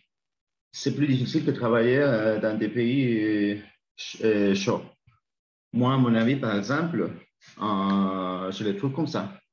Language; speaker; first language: French; non-native, learner; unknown